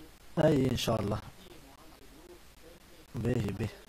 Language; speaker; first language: Arabic; native; Arabic